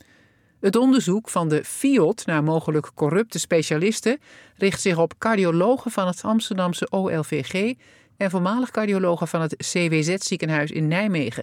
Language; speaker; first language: Dutch; native; Dutch